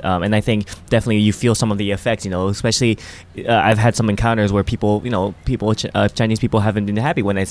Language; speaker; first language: English; non-native, local second language; Japanese